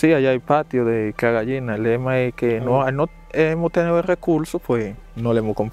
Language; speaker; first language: Spanish; native; Spanish